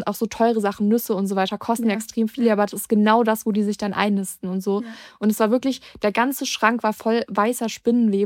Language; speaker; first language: German; native; German